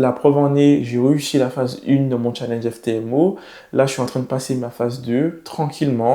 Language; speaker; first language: French; native; French